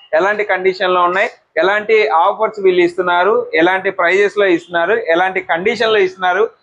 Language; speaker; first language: Telugu; native; Telugu